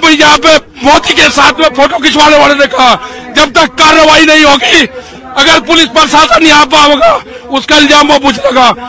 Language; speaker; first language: Hindi; native; Hindi